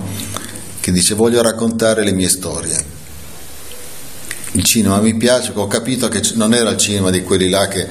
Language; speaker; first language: Italian; native; Italian